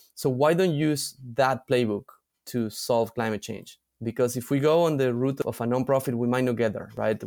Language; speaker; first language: English; non-native, fluent; Spanish